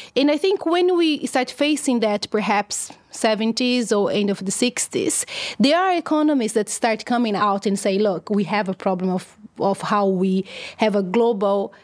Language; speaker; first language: English; non-native, fluent; Portuguese